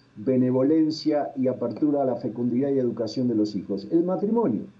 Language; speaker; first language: Spanish; native; Spanish